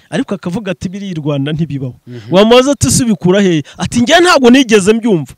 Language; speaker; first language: Kinyarwanda; native; Kinyarwanda